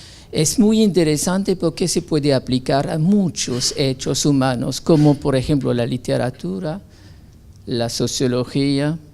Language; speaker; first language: Spanish; non-native, fluent; French